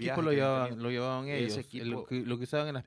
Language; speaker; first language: Spanish; native; Spanish